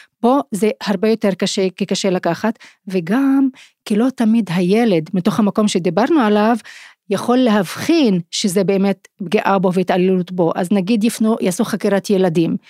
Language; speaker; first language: Hebrew; non-native, local second language; Arabic